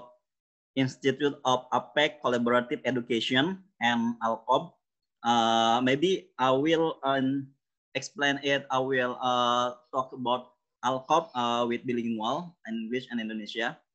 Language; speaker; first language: English; non-native, learner; Indonesian